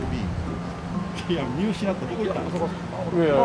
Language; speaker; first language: Japanese; native; Japanese